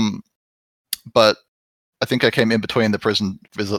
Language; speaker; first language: English; native; English